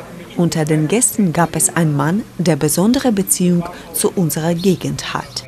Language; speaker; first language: German; non-native, fluent; Ukrainian